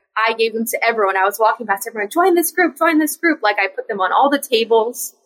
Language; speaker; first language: English; native; English